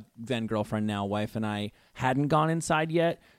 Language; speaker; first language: English; native; English